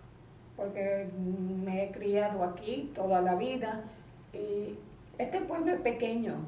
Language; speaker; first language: Spanish; early bilingual, heritage; Spanish